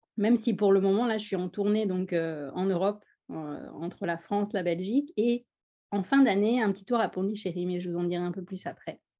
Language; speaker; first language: French; native; French